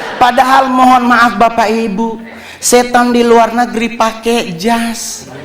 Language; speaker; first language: Indonesian; native; Indonesian